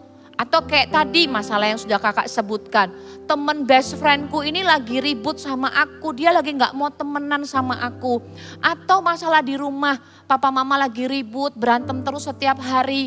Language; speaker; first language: Indonesian; native; Indonesian